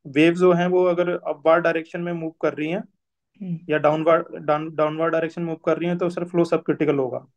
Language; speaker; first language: Hindi; native; Hindi